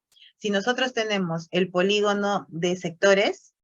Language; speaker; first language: Spanish; native; Spanish